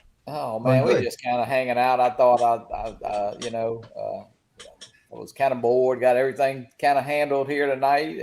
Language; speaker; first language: English; native; English